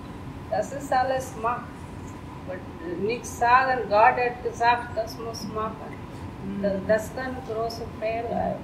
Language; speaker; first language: German; non-native, learner; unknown